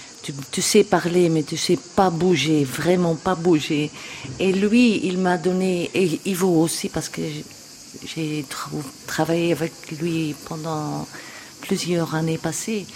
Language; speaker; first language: French; non-native, local second language; Dutch